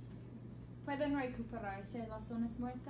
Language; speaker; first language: Spanish; non-native, learner; English